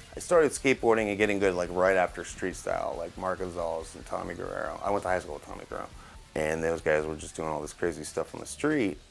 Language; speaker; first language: English; native; English